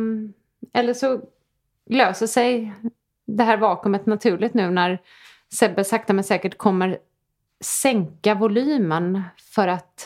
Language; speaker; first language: Swedish; native; Swedish